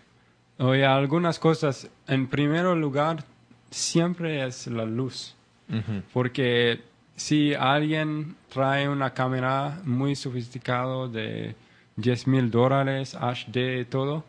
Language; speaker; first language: Spanish; non-native, learner; English